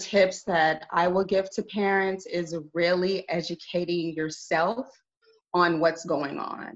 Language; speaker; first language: English; native; English